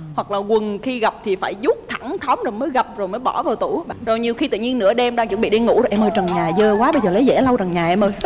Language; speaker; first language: Vietnamese; native; Vietnamese